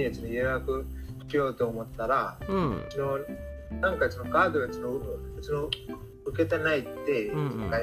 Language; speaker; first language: Japanese; non-native, fluent; Bangla